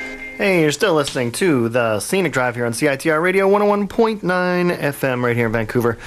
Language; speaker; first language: English; native; English